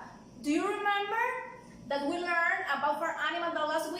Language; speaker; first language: English; non-native, fluent; Spanish